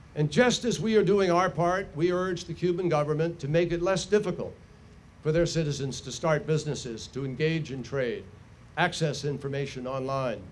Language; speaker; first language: English; native; English